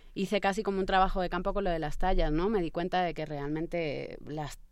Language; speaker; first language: Spanish; native; Spanish